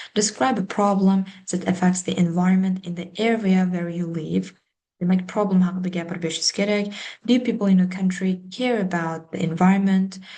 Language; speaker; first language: English; non-native, fluent; Uzbek